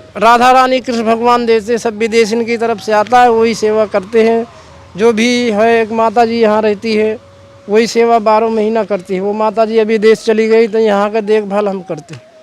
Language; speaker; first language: Hindi; native; Hindi